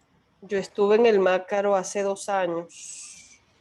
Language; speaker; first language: Spanish; native; Spanish